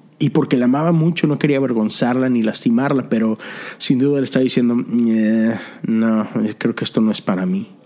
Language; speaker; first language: Spanish; native; Spanish